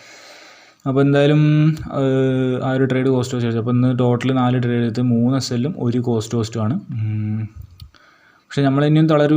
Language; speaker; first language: Malayalam; native; Malayalam